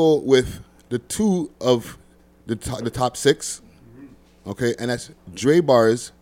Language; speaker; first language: English; native; English